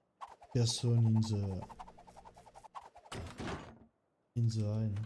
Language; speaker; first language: English; non-native, learner; French